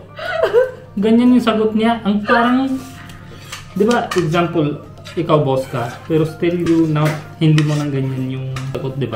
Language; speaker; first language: Filipino; non-native, learner; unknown